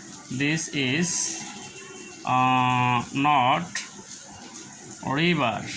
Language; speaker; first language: English; non-native, local second language; Bangla